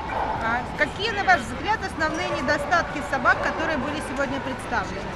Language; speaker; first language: Russian; native; Russian